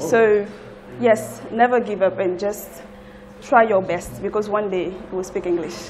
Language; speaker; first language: English; non-native, fluent; French